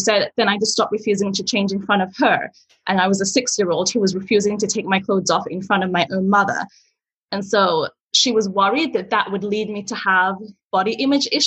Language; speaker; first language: English; early bilingual, other home language; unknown